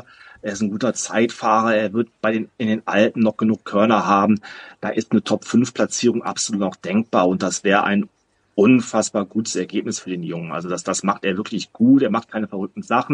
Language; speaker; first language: German; native; German